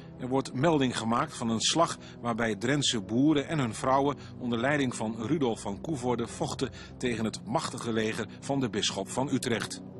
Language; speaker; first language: Dutch; native; Dutch